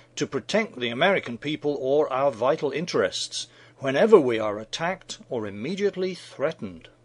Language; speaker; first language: English; native; English